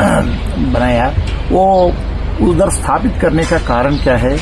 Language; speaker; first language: Hindi; non-native, local second language; Telugu